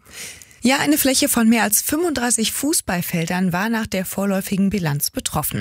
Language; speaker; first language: German; native; German